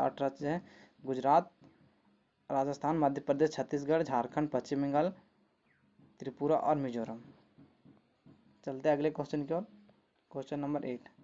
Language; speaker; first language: Hindi; native; Hindi